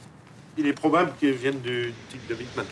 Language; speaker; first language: French; native; French